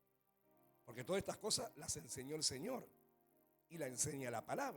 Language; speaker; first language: Spanish; native; Spanish